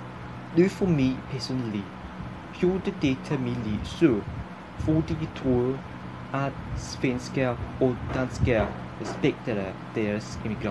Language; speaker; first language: Danish; non-native, learner; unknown